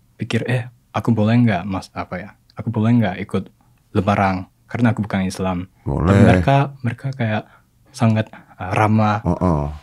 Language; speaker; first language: Indonesian; non-native, fluent; Japanese